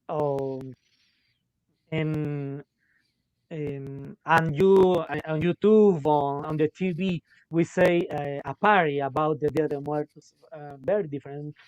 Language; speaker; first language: English; non-native, local second language; Spanish